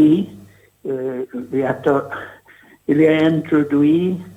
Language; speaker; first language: French; non-native, learner; English